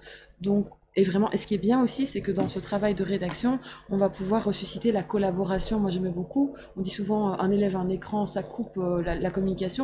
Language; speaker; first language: French; native; French